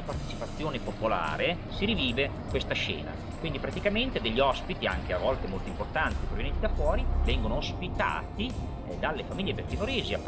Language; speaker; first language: Italian; native; Italian